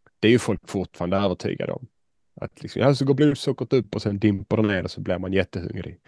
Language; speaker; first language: Swedish; native; Swedish